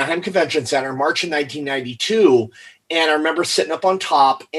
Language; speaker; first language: English; native; English